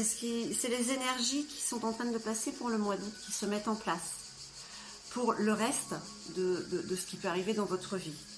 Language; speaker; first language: French; native; French